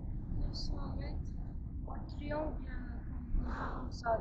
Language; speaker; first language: French; non-native, learner; Russian